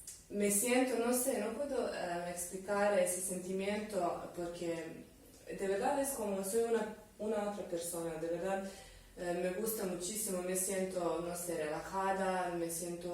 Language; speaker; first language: Spanish; non-native, fluent; Serbian